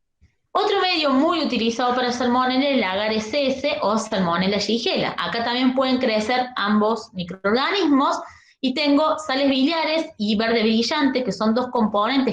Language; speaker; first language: Spanish; native; Spanish